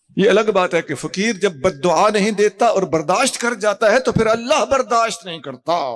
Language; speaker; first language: Urdu; non-native, local second language; Punjabi